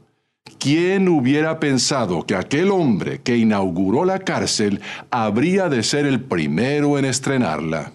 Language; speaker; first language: Spanish; native; Spanish